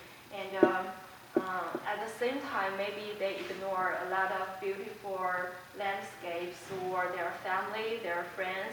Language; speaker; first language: English; non-native, fluent; Chinese